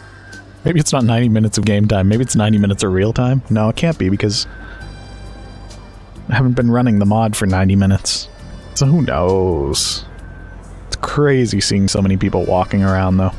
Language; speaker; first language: English; native; English